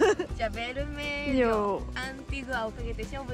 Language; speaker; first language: Japanese; native; Japanese